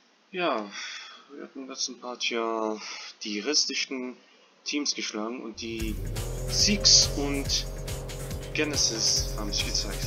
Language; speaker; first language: German; native; German